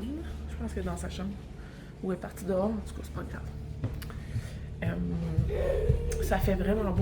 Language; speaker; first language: French; native; French